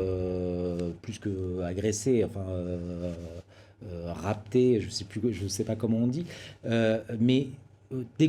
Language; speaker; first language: French; native; French